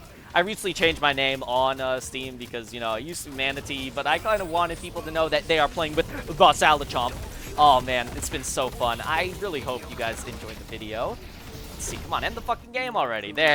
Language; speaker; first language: English; native; English